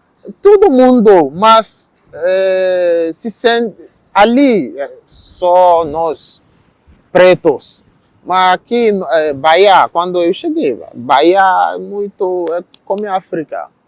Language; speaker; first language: Portuguese; non-native, learner; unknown